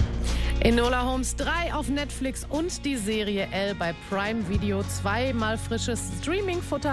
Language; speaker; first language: German; native; German